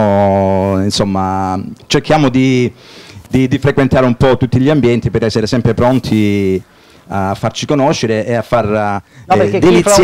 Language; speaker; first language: Italian; native; Italian